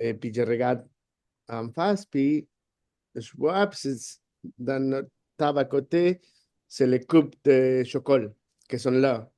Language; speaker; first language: French; non-native, fluent; Spanish